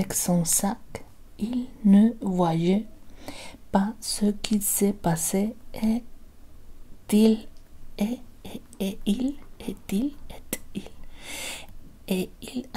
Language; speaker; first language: French; non-native, learner; Spanish